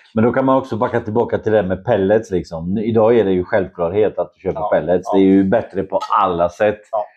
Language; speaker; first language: Swedish; non-native, fluent; Polish